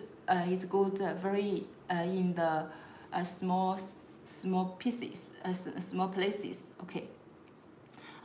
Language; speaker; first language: English; non-native, learner; Chinese